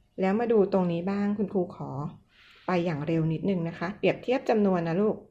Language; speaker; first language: Thai; native; Thai